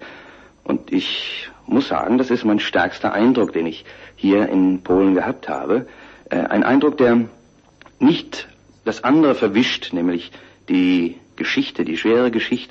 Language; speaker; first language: German; native; German